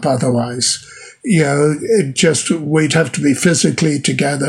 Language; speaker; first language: English; native; English